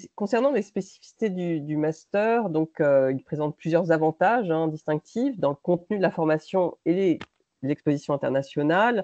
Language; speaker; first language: French; native; French